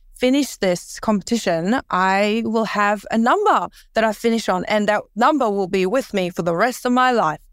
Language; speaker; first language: English; early bilingual, other home language; Korean